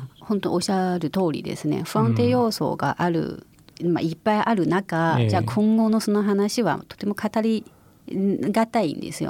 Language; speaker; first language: Japanese; non-native, fluent; Chinese